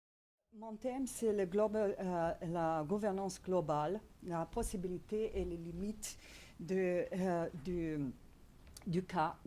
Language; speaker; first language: French; non-native, fluent; Portuguese